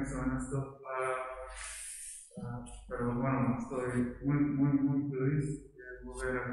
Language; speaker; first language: Spanish; non-native, learner; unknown